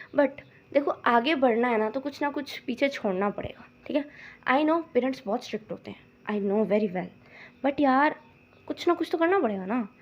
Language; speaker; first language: Urdu; non-native, local second language; Punjabi